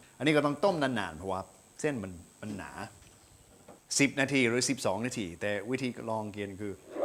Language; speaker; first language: Thai; early bilingual, heritage; Thai